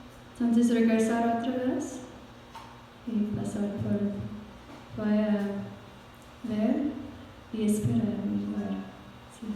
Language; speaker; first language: Spanish; non-native, fluent; English